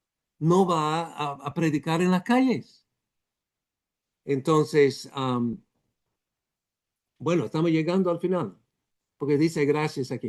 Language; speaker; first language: Spanish; non-native, fluent; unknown